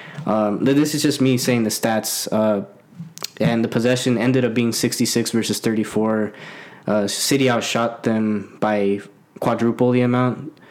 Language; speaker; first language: English; early bilingual, other home language; Spanish